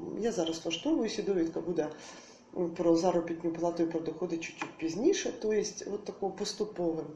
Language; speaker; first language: Ukrainian; native; Ukrainian